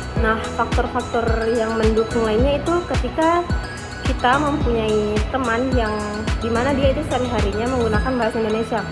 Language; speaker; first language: Indonesian; non-native, local second language; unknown